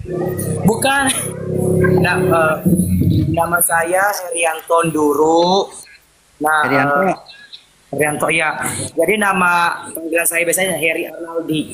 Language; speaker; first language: Indonesian; native; Indonesian